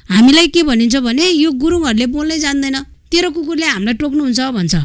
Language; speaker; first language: Nepali; non-native, local second language; Gurung